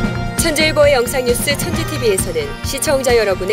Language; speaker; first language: Korean; native; Korean